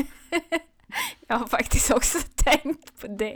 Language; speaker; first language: Swedish; non-native, local second language; Northern Sami